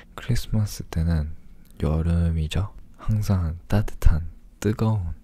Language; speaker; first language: Korean; early bilingual, other home language; English